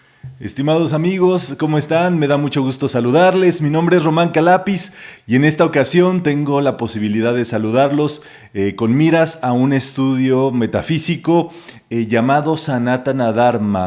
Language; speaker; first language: Spanish; native; Spanish